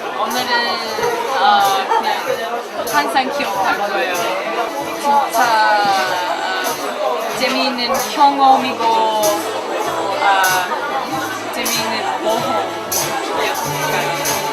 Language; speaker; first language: Korean; non-native, learner; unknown